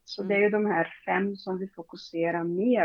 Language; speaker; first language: Swedish; non-native, fluent; Portuguese